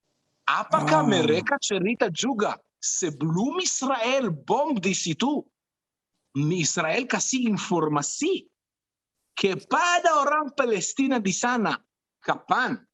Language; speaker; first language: Indonesian; non-native, fluent; Hebrew